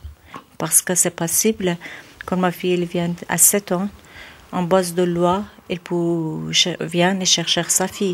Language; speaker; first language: French; non-native, learner; Persian